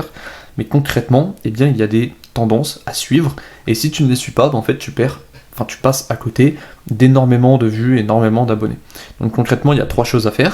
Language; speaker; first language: French; native; French